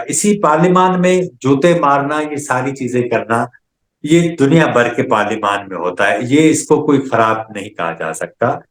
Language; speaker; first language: Urdu; non-native, local second language; Sindhi